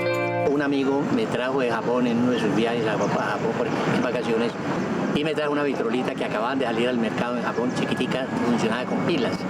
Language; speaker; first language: Spanish; native; Spanish